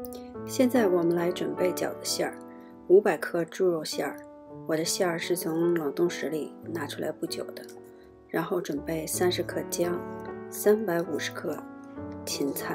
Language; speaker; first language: Chinese; native; Chinese